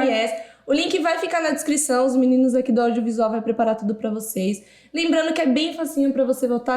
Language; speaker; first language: Portuguese; native; Portuguese